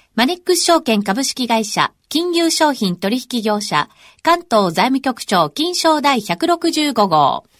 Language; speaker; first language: Japanese; native; Japanese